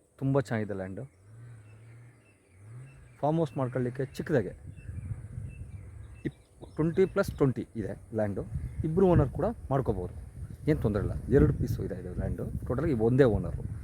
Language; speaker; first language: Kannada; native; Kannada